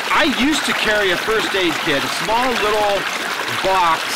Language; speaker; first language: English; native; English